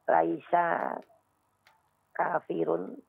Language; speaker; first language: Arabic; non-native, learner; Indonesian